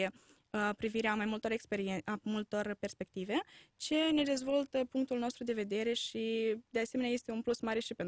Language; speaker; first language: Romanian; native; Romanian